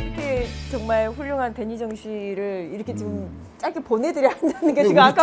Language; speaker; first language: Korean; native; Korean